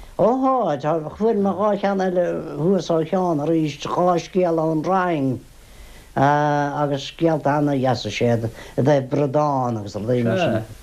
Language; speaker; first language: Irish; native; Irish